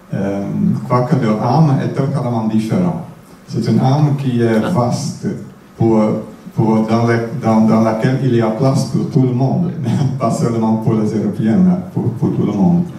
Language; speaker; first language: French; non-native, fluent; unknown